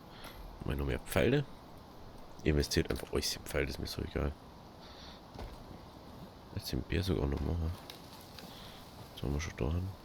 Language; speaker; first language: German; native; German